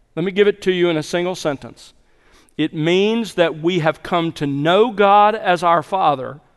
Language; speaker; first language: English; native; English